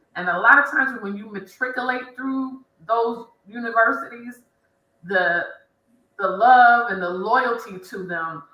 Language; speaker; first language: English; native; English